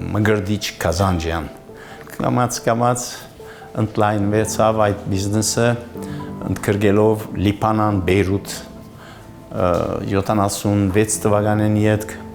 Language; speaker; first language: Armenian; early bilingual, heritage; Armenian